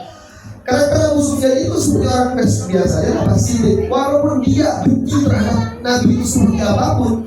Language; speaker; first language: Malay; non-native, local second language; Javanese